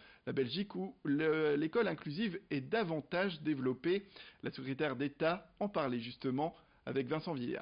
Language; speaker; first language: French; native; French